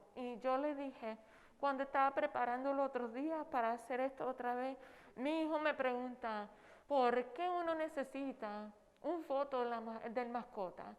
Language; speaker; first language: Spanish; non-native, fluent; English